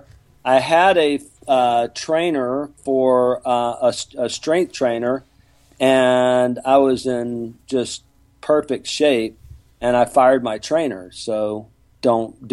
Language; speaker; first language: English; native; English